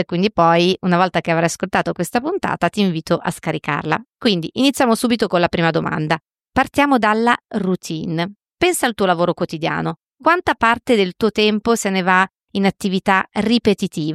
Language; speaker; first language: Italian; native; Italian